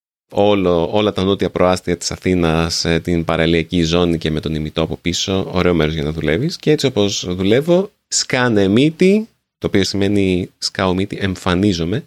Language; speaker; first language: Greek; native; Greek